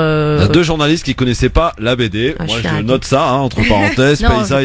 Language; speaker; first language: French; native; French